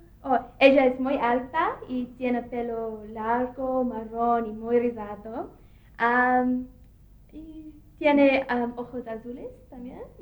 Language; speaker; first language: Spanish; non-native, learner; English